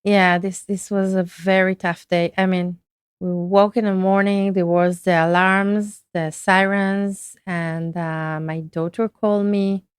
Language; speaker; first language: English; non-native, fluent; Hebrew